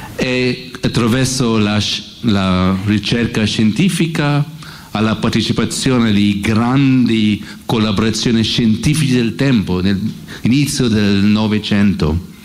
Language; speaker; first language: Italian; non-native, fluent; English